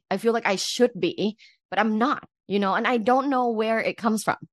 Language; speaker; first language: English; early bilingual, other home language; Thai